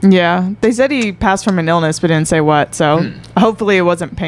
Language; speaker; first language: English; native; English